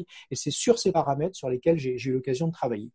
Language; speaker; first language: French; native; French